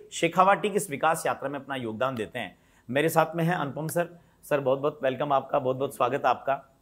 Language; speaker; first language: Hindi; native; Hindi